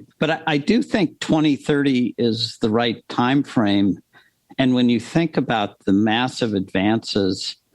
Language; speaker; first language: English; native; English